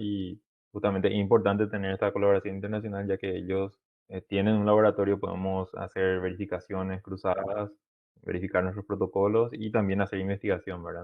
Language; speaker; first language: Spanish; native; Spanish